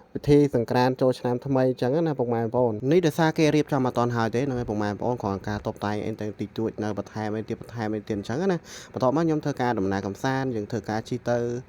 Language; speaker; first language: Khmer; native; Khmer